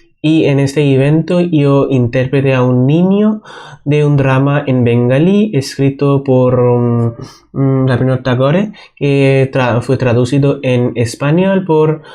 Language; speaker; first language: Spanish; non-native, fluent; Bangla